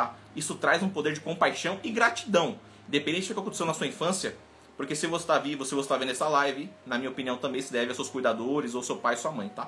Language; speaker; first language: Portuguese; native; Portuguese